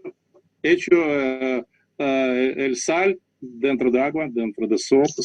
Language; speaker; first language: Spanish; non-native, learner; Russian